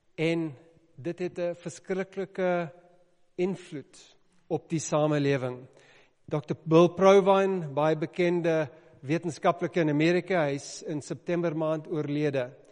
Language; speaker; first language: Afrikaans; non-native, local second language; English